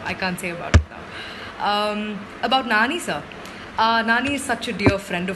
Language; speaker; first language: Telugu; non-native, fluent; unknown